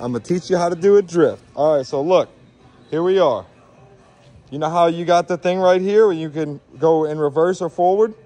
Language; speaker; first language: English; native; English